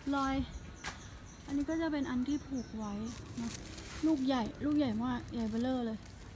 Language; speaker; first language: Thai; native; Thai